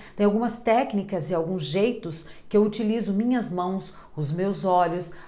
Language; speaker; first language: Portuguese; native; Portuguese